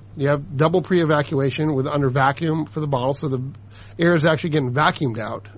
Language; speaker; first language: English; native; English